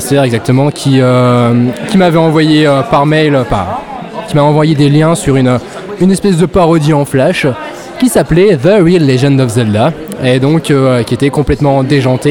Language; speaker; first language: French; native; French